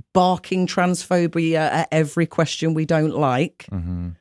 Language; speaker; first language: English; native; English